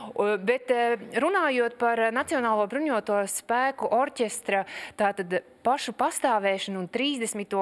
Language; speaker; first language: Latvian; native; Latvian